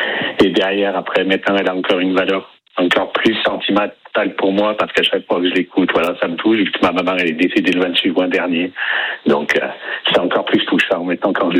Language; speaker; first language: French; native; French